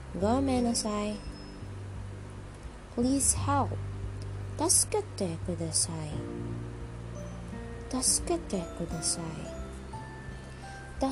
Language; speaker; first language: Japanese; non-native, learner; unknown